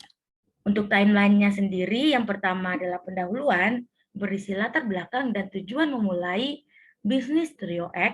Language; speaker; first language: Indonesian; native; Indonesian